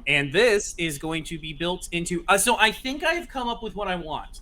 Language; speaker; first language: English; native; English